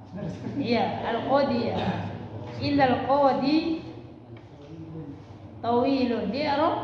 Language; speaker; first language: Arabic; non-native, fluent; Indonesian